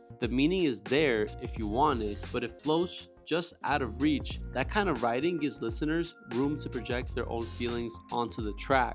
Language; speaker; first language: English; native; English